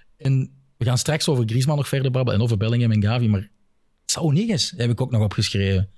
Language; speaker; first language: Dutch; native; Dutch